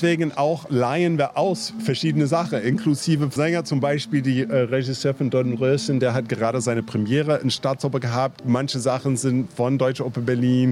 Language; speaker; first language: German; non-native, fluent; English